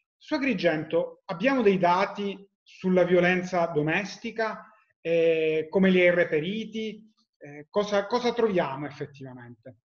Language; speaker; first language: Italian; native; Italian